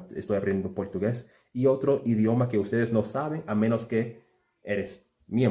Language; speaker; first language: Spanish; early bilingual, heritage; Spanish